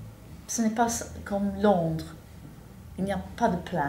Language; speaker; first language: French; non-native, fluent; English